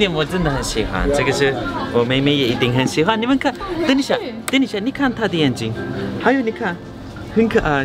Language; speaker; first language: Chinese; non-native, learner; Turkish